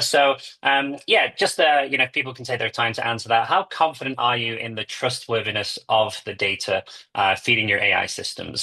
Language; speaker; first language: English; native; English